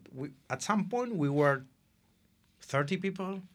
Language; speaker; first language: English; non-native, fluent; Spanish